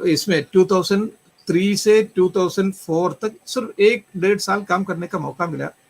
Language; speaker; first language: Hindi; non-native, local second language; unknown